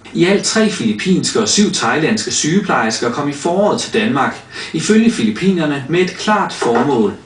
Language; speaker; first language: Danish; native; Danish